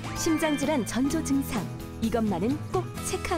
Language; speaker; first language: Korean; native; Korean